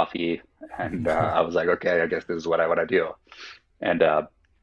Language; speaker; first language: English; non-native, fluent; Finnish